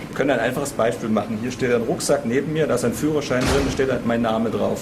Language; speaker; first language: German; native; German